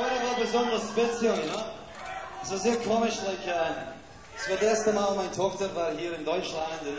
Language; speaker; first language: German; non-native, learner; English